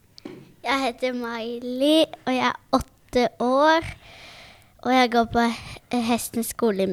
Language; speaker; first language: Norwegian; early bilingual, other home language; French